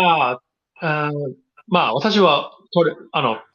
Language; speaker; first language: Japanese; non-native, learner; English